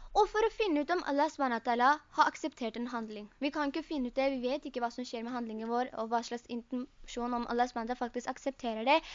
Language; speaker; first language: Norwegian; early bilingual, other home language; Urdu